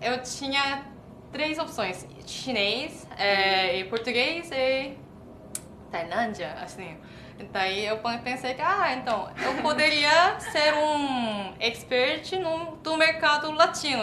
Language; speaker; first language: Portuguese; non-native, fluent; Korean